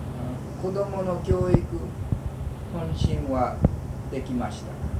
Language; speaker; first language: Japanese; early bilingual, heritage; Japanese